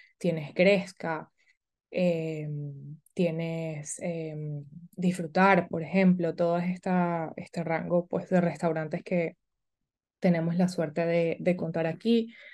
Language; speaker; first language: Spanish; native; Spanish